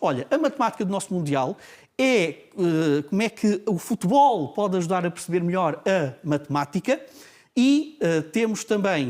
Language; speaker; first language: Portuguese; native; Portuguese